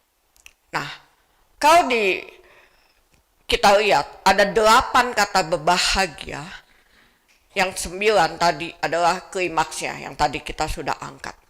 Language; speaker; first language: Indonesian; native; Indonesian